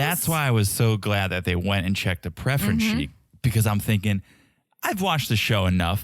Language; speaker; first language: English; native; English